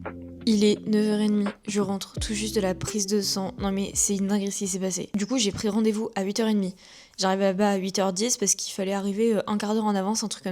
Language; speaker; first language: French; native; French